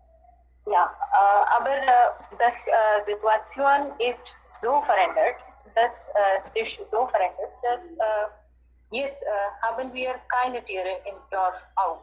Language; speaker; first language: German; non-native, learner; Hindi